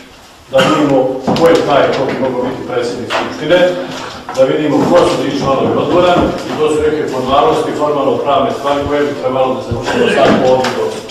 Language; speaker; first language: Bosnian; native; Bosnian